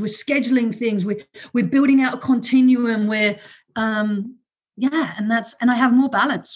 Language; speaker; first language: English; non-native, local second language; German